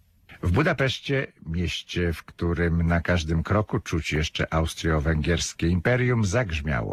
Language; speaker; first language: Polish; native; Polish